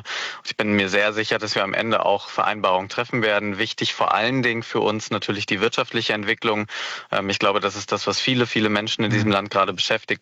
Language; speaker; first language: German; native; German